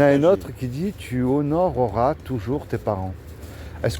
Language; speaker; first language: French; native; French